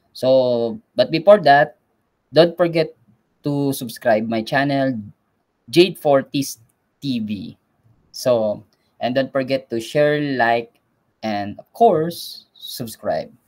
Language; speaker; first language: English; non-native, local second language; Filipino